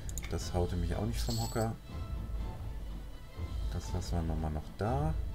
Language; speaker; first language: German; native; German